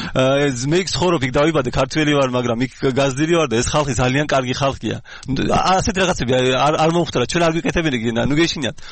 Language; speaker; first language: Georgian; early bilingual, heritage; Georgian